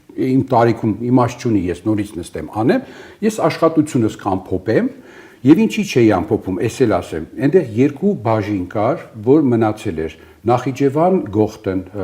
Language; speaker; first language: Armenian; early bilingual, other home language; Italian